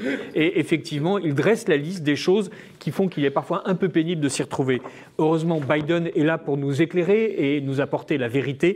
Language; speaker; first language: French; native; French